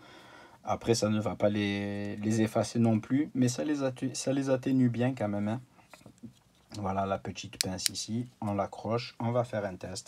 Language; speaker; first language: French; native; French